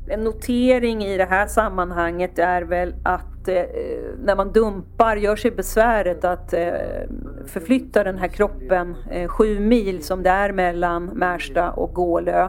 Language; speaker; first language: Swedish; native; Swedish